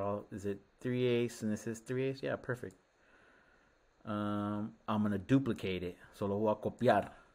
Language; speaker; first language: English; early bilingual, other home language; Spanish